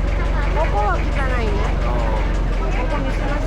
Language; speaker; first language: Japanese; non-native, fluent; Filipino